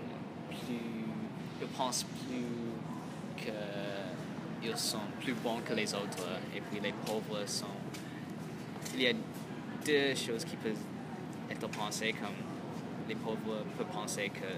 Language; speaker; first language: French; non-native, learner; English